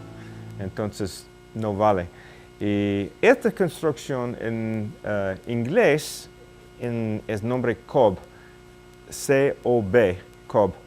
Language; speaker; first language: Spanish; non-native, learner; English